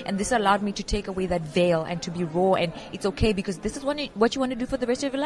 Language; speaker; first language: English; non-native, local second language; Venda